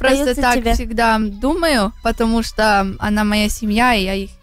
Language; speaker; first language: Russian; early bilingual, heritage; Russian